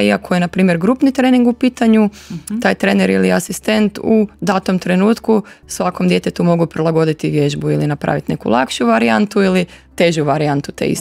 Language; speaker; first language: Croatian; native; Croatian